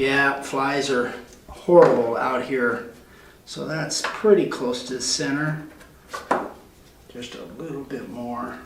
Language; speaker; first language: English; native; English